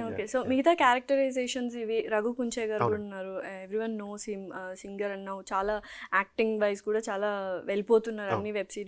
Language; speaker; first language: Telugu; native; Telugu